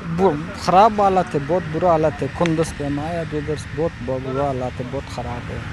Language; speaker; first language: Hindi; non-native, learner; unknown